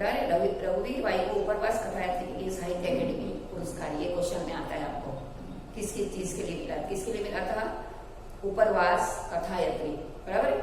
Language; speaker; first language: Hindi; non-native, local second language; Gujarati